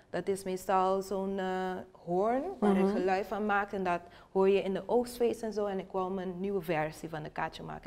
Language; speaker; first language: Dutch; non-native, local second language; Papiamento